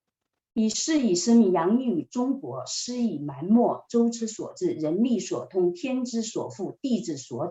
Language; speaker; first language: Chinese; native; Chinese